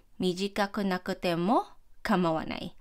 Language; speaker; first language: Japanese; non-native, fluent; Filipino